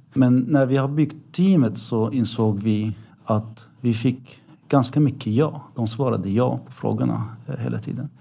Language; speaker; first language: Swedish; early bilingual, other home language; Arabic